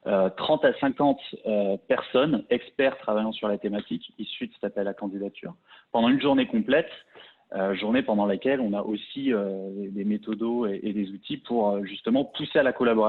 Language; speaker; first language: French; native; French